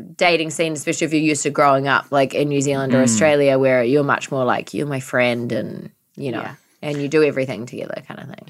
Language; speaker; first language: English; native; English